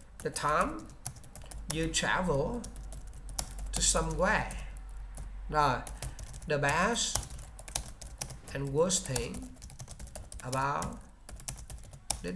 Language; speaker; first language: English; non-native, learner; Vietnamese